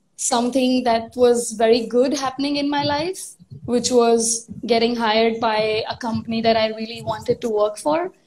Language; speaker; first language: English; non-native, local second language; Hindi